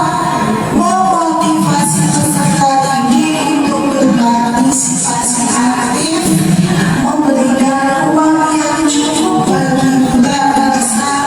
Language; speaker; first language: Indonesian; native; Indonesian